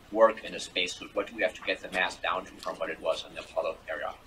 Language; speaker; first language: English; non-native, fluent; Portuguese